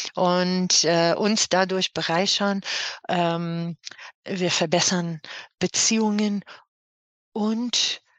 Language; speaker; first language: German; non-native, fluent; English